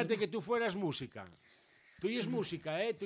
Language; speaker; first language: Spanish; native; Spanish